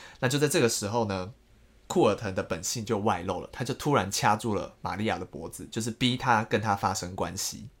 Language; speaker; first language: Chinese; native; Chinese